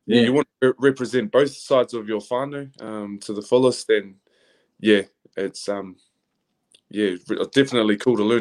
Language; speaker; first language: English; native; English